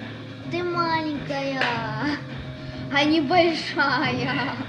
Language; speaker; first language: Russian; early bilingual, heritage; Russian